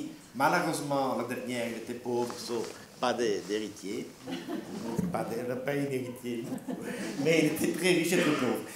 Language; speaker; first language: French; non-native, learner; Italian